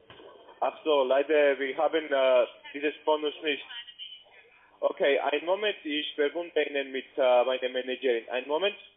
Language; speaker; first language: German; non-native, learner; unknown